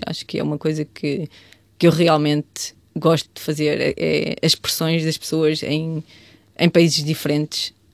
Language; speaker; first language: Portuguese; native; Portuguese